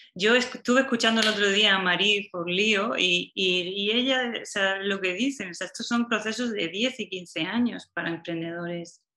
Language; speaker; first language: Spanish; native; Spanish